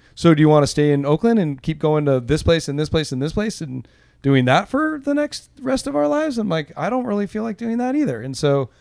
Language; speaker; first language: English; native; English